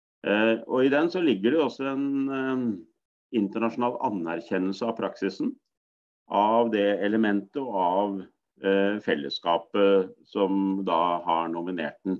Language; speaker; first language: Norwegian; native; Norwegian